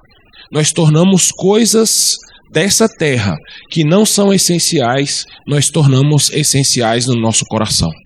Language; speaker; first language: Portuguese; native; Portuguese